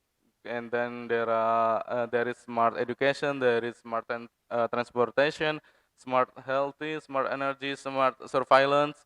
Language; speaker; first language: English; non-native, fluent; Indonesian